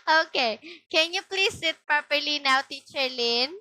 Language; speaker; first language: English; non-native, local second language; Filipino